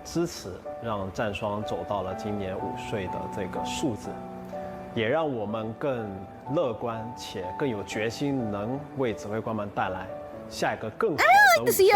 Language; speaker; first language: Chinese; native; Chinese